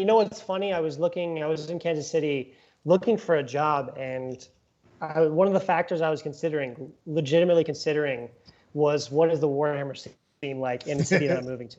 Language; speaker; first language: English; native; English